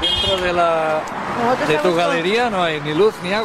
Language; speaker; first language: Spanish; native; Spanish